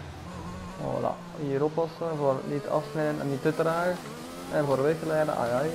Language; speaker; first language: Dutch; native; Dutch